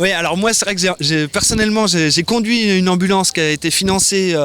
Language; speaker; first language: French; native; French